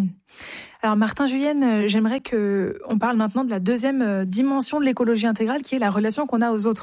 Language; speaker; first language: French; native; French